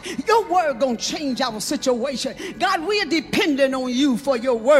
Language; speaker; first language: English; native; English